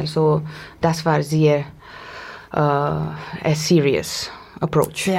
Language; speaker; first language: German; non-native, learner; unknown